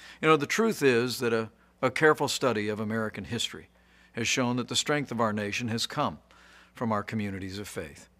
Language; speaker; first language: English; native; English